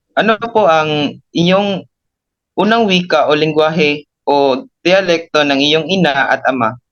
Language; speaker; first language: Filipino; non-native, local second language; Cebuano